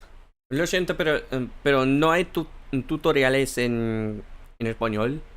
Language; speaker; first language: Spanish; non-native, fluent; English